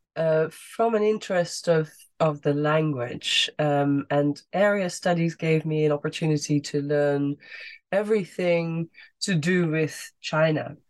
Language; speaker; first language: English; non-native, fluent; Dutch